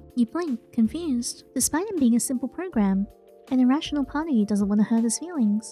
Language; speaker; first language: English; native; English